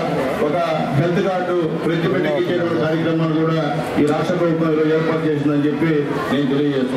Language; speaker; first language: Telugu; native; Telugu